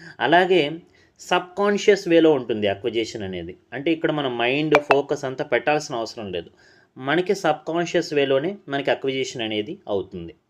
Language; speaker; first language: Telugu; non-native, local second language; Urdu